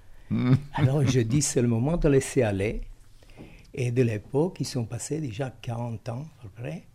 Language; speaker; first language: French; non-native, fluent; Italian